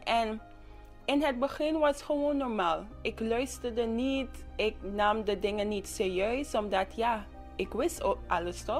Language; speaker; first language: Dutch; non-native, local second language; English